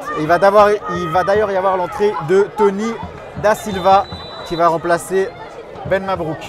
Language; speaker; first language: French; native; French